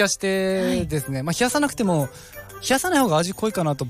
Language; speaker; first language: Japanese; native; Japanese